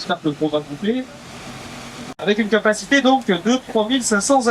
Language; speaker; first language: French; native; French